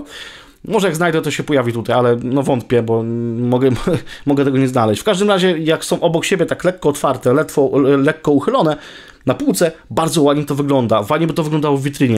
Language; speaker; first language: Polish; native; Polish